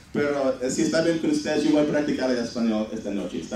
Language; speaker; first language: Spanish; non-native, fluent; English